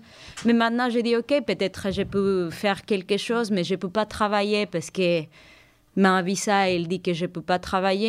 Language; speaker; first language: French; non-native, learner; Spanish